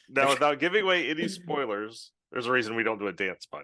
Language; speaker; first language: English; native; English